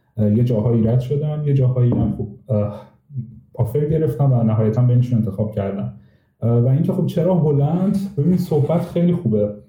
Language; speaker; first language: Persian; native; Persian